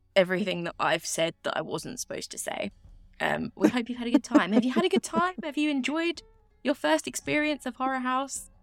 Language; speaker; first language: English; native; English